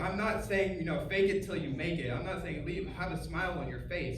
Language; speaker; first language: English; native; English